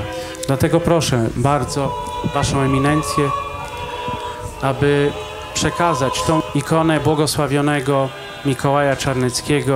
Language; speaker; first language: Polish; native; Polish